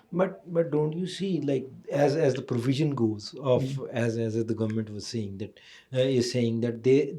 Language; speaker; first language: English; non-native, local second language; Punjabi